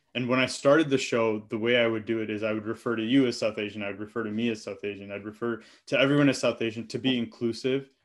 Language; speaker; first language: English; native; English